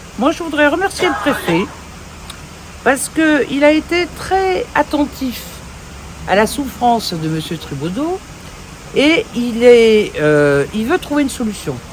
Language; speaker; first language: French; native; French